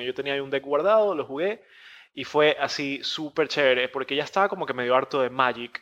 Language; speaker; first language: Spanish; native; Spanish